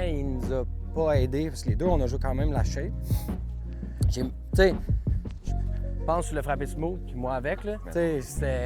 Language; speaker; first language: French; native; French